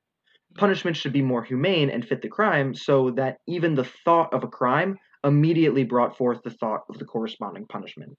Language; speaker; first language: English; native; English